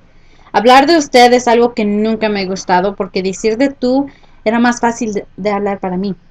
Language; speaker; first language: Spanish; early bilingual, heritage; Spanish